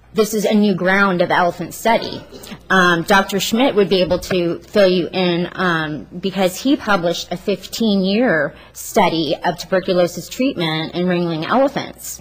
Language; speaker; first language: English; native; English